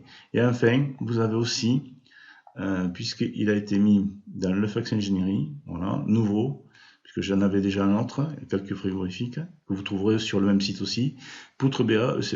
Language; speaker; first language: French; native; French